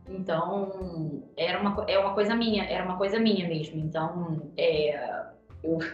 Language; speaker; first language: Portuguese; native; Portuguese